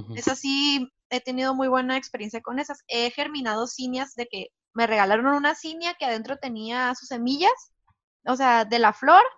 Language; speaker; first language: Spanish; native; Spanish